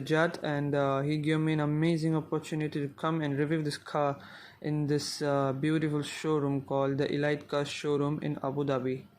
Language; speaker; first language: English; non-native, fluent; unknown